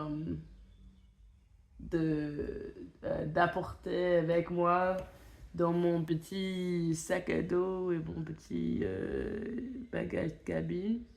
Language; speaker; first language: French; non-native, fluent; English